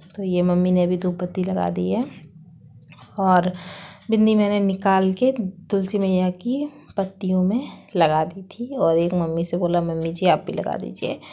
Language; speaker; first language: Hindi; native; Hindi